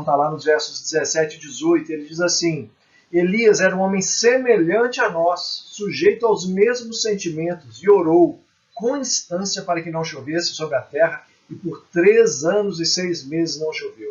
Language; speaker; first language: Portuguese; native; Portuguese